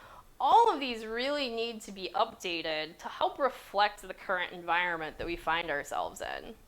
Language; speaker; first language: English; native; English